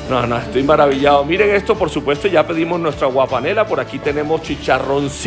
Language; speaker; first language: Spanish; native; Spanish